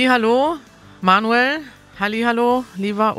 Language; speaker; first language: German; native; German